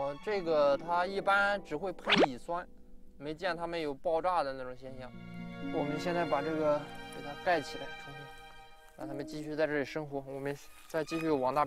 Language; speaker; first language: Chinese; native; Chinese